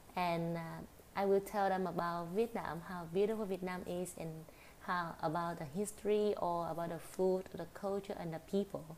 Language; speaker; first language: English; non-native, fluent; Vietnamese